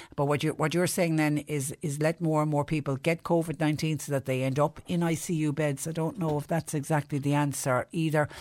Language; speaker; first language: English; native; English